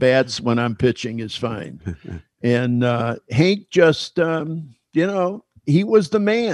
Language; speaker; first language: English; native; English